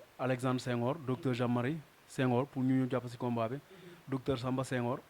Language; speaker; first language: Wolof; non-native, local second language; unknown